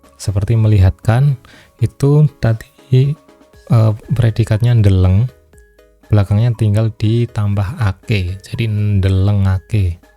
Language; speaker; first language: Indonesian; non-native, local second language; Javanese